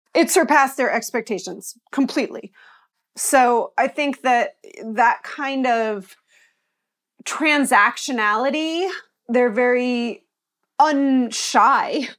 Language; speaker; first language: English; native; English